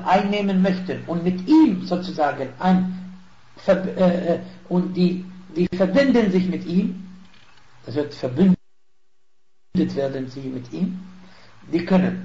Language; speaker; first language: German; non-native, fluent; Arabic